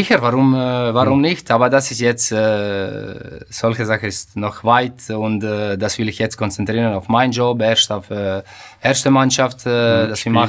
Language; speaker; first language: German; non-native, fluent; Croatian